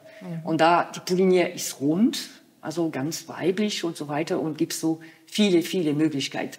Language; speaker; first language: German; non-native, fluent; French